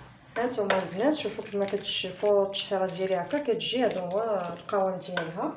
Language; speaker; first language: Arabic; native; Arabic